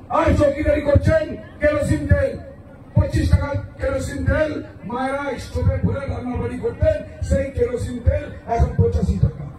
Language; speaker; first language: Bangla; non-native, local second language; Hindi